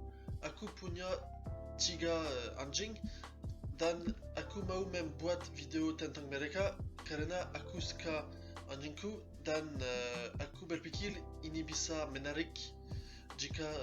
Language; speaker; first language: Indonesian; non-native, learner; French